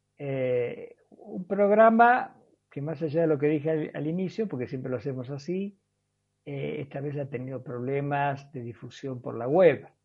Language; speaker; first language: Spanish; native; Spanish